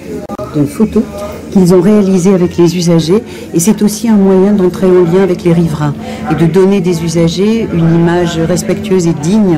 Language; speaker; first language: French; native; French